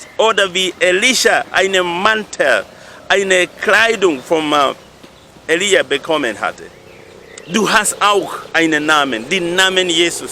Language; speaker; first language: German; non-native, learner; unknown